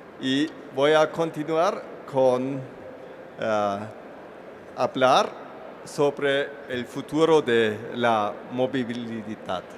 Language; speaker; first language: Spanish; non-native, fluent; German